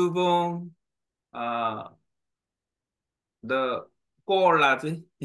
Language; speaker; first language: Vietnamese; non-native, learner; Korean